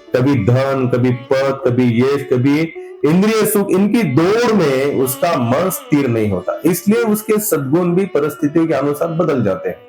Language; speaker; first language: Hindi; non-native, local second language; Marathi